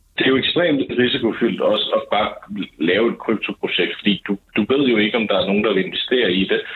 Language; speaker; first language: Danish; native; Danish